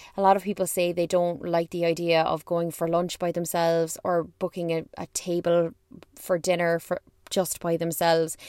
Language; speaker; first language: English; native; English